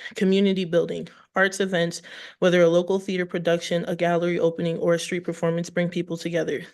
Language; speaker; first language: English; native; English